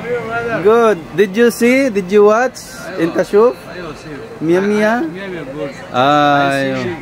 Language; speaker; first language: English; non-native, learner; Filipino